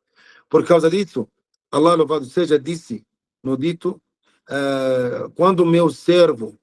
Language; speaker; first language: Portuguese; non-native, learner; Arabic